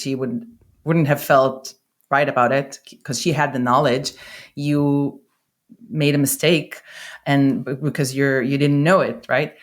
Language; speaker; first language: English; non-native, fluent; Hebrew